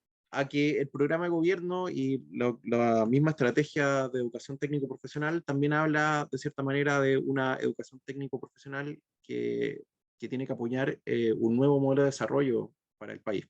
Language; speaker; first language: Spanish; native; Spanish